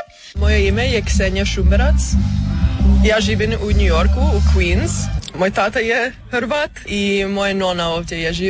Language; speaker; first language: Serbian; early bilingual, heritage; English